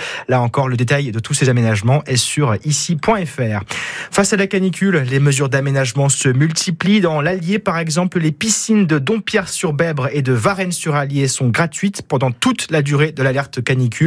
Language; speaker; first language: French; native; French